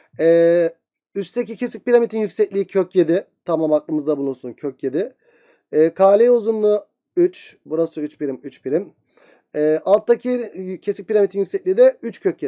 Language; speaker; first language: Turkish; native; Turkish